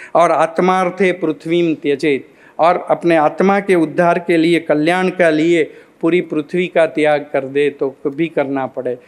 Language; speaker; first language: Hindi; non-native, local second language; Gujarati